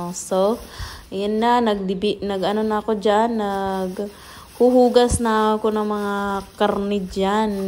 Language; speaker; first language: Filipino; non-native, local second language; Cebuano